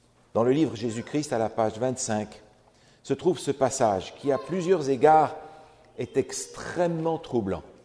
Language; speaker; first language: French; native; French